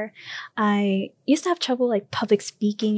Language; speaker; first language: English; early bilingual, other home language; Spanish